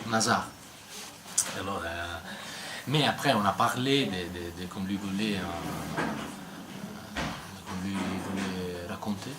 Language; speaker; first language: French; non-native, learner; Italian